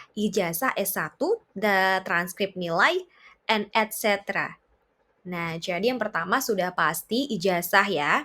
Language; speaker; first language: Indonesian; native; Indonesian